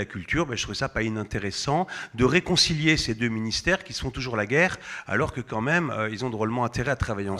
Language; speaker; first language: French; native; French